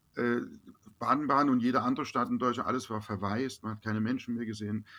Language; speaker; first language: German; native; German